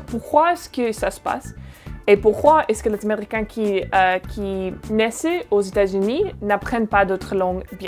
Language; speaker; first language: French; non-native, fluent; English